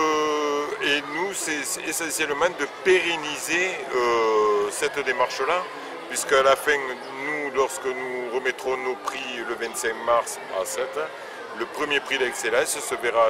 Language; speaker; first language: French; native; French